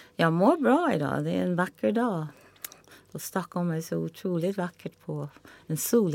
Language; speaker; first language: Swedish; non-native, fluent; English